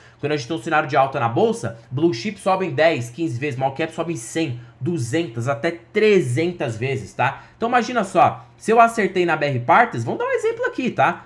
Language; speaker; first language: Portuguese; native; Portuguese